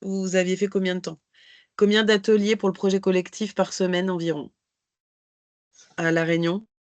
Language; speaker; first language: French; native; French